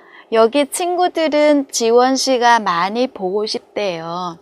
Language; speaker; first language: Korean; non-native, fluent; Vietnamese